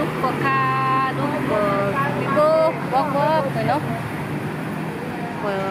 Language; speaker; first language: English; non-native, learner; Thai